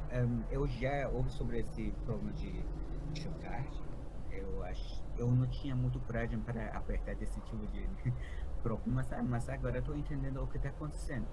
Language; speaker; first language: Portuguese; non-native, fluent; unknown